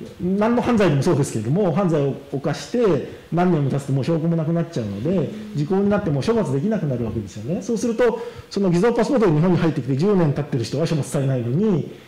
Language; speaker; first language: Japanese; native; Japanese